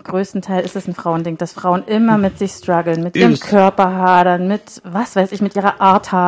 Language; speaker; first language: German; native; German